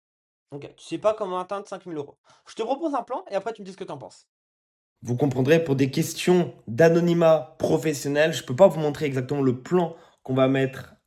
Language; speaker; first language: French; native; French